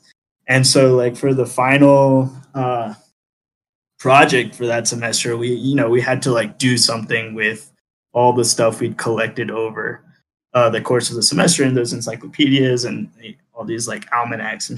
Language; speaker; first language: English; early bilingual, other home language; Spanish